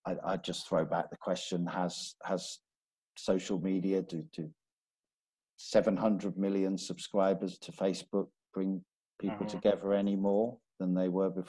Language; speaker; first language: English; native; English